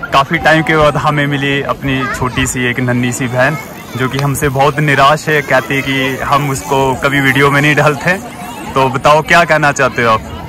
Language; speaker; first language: Hindi; native; Hindi